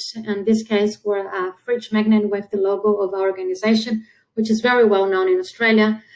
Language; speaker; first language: English; non-native, fluent; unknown